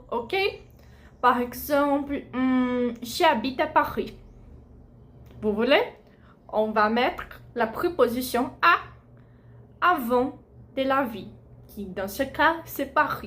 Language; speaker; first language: French; non-native, fluent; Portuguese